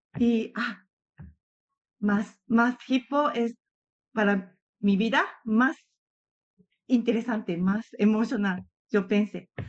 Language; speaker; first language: Spanish; non-native, learner; Japanese